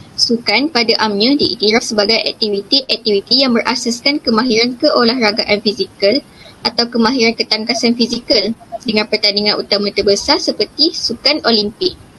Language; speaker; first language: Malay; native; Malay